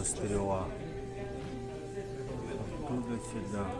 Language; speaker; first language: Russian; native; Russian